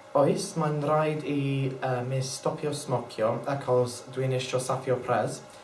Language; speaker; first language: Welsh; non-native, learner; English